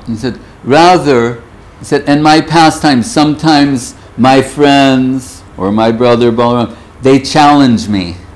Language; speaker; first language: English; native; English